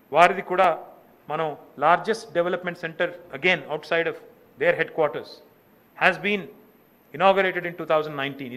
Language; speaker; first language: English; non-native, local second language; Telugu